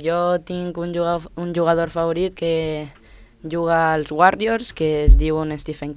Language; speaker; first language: Catalan; non-native, local second language; Spanish